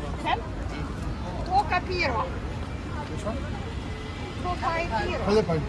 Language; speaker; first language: Swedish; non-native, learner; Russian